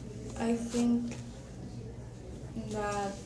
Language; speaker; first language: English; non-native, learner; Spanish